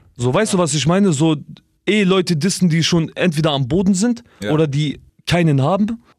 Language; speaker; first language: German; early bilingual, other home language; Albanian